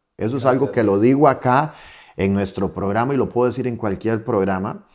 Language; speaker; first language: Spanish; native; Spanish